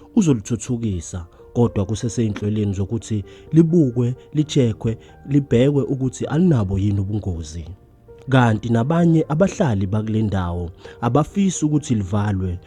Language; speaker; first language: Zulu; native; Zulu